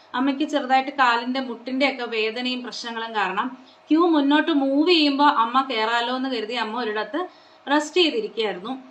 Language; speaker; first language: Malayalam; non-native, local second language; Konkani